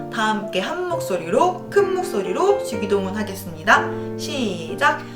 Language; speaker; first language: Korean; native; Korean